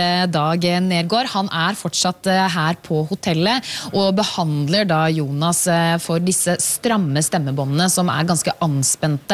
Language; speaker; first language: Norwegian; native; Norwegian